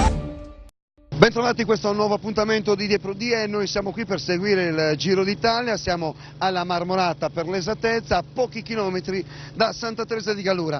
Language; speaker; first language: Italian; native; Italian